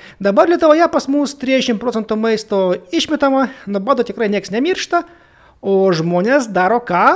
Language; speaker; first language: Lithuanian; non-native, local second language; Russian